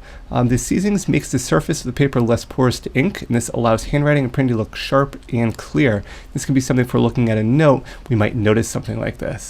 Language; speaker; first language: English; native; English